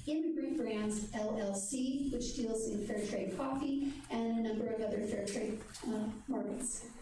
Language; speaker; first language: English; native; English